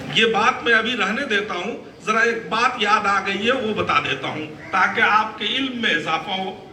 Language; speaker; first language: Urdu; native; Urdu